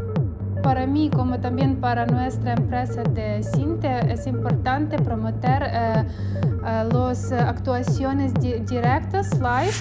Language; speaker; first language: Spanish; non-native, fluent; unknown